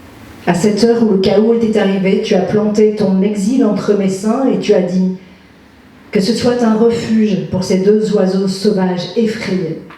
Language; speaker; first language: French; native; French